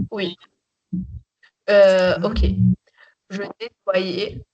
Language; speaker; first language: French; non-native, learner; Arabic